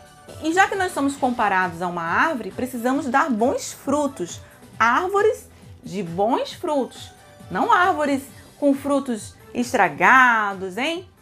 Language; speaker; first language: Portuguese; native; Portuguese